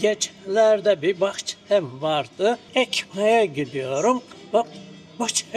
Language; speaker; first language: Turkish; non-native, local second language; Greek